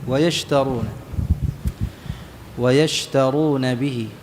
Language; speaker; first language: Arabic; non-native, fluent; Indonesian